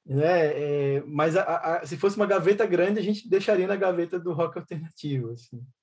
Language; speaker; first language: Portuguese; native; Portuguese